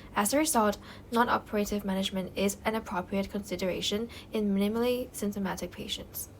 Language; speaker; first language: English; non-native, fluent; Thai